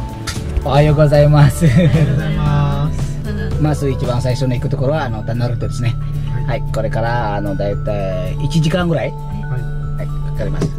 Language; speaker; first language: Japanese; non-native, fluent; Balinese